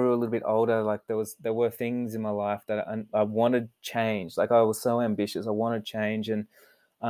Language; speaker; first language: English; native; English